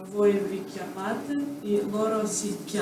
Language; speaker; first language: Italian; non-native, learner; Russian